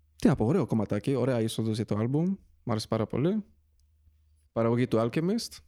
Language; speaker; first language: Greek; early bilingual, other home language; Polish